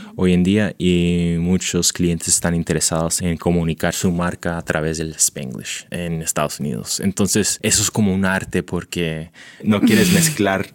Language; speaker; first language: Spanish; early bilingual, heritage; Spanish